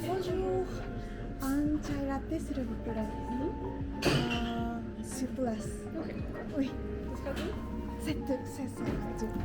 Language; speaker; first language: French; non-native, learner; Japanese